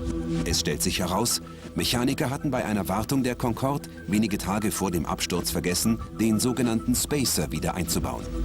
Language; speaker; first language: German; native; German